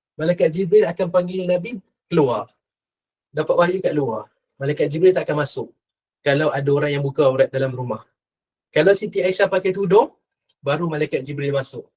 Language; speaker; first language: Malay; native; Malay